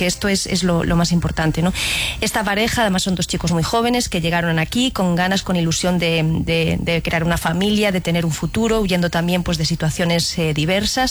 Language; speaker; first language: Spanish; native; Spanish